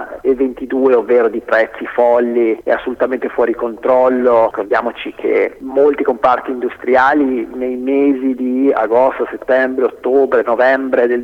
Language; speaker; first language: Italian; native; Italian